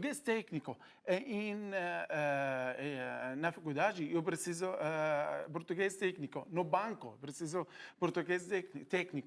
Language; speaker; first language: Portuguese; non-native, learner; Arabic